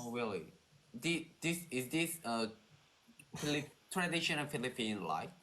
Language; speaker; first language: English; non-native, learner; Korean